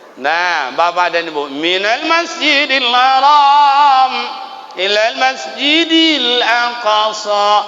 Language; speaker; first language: Malay; non-native, local second language; Minangkabau